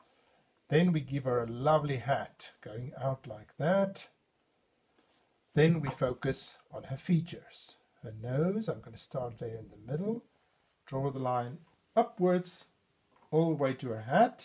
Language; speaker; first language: English; non-native, fluent; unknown